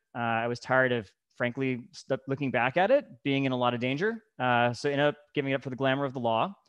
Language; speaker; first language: English; native; English